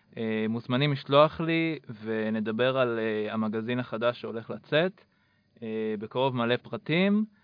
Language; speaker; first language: Hebrew; native; Hebrew